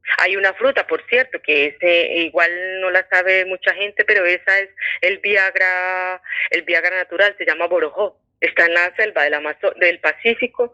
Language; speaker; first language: Spanish; native; Spanish